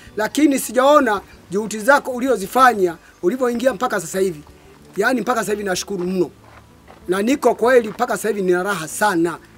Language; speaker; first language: Swahili; non-native, local second language; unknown